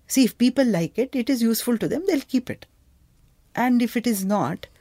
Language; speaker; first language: English; non-native, local second language; Kannada